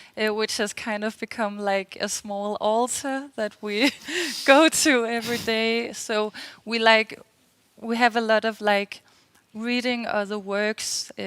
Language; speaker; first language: English; non-native, fluent; Danish